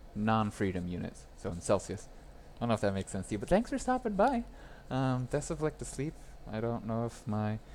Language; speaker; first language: English; native; English